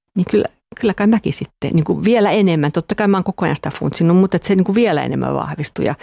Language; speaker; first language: Finnish; non-native, local second language; Swedish